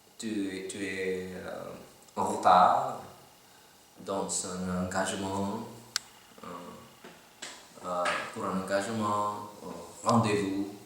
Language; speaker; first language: French; non-native, learner; Filipino